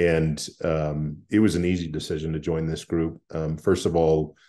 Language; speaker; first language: English; native; English